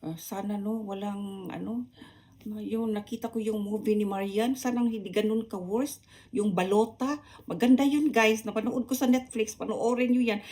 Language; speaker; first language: Filipino; non-native, local second language; Cebuano